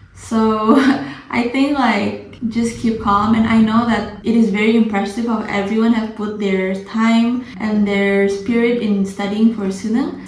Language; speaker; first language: English; non-native, fluent; Indonesian